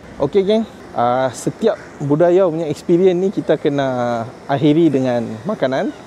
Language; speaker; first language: Malay; native; Malay